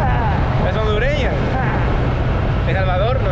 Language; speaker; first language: Spanish; non-native, learner; Greek